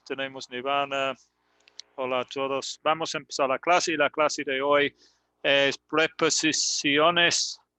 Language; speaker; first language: Spanish; non-native, learner; English